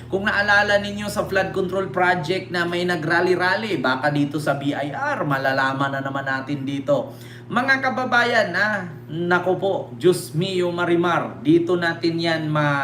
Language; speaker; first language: Filipino; native; Filipino